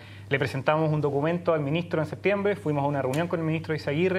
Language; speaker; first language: Spanish; native; Spanish